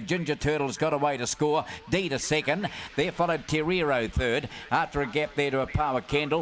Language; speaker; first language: English; native; English